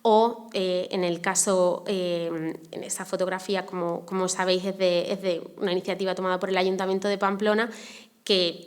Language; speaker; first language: Spanish; native; Spanish